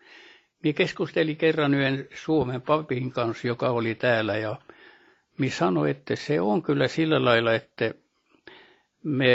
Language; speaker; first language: Finnish; early bilingual, heritage; Finnish